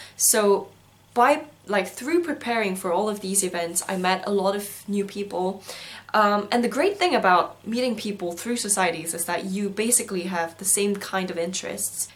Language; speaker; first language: English; non-native, fluent; Korean